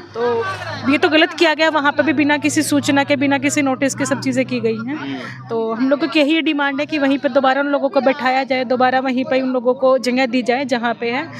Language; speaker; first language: Hindi; native; Hindi